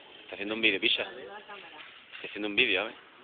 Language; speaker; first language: Spanish; native; Spanish